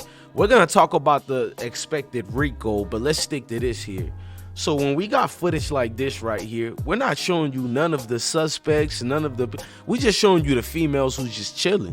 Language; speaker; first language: English; native; English